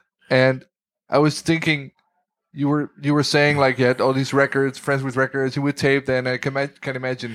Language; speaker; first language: English; non-native, fluent; Dutch